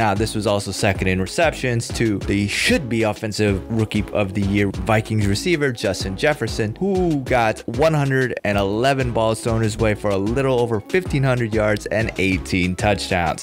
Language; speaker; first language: English; native; English